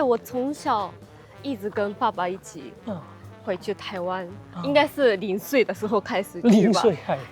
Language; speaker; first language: Chinese; non-native, fluent; Japanese